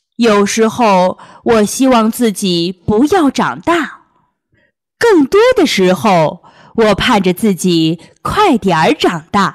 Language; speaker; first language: Chinese; early bilingual, heritage; Chinese